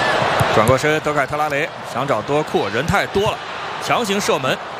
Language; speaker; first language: Chinese; native; Chinese